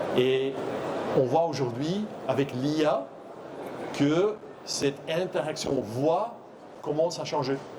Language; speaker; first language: French; non-native, local second language; Dutch